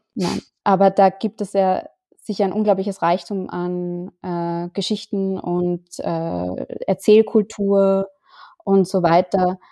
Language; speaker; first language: German; native; German